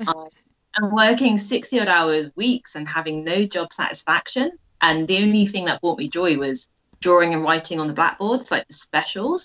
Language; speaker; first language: English; native; English